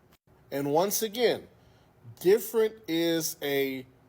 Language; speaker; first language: English; native; English